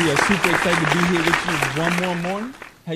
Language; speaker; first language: English; native; English